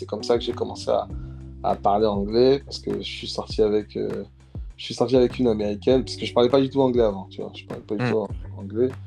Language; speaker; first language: French; early bilingual, other home language; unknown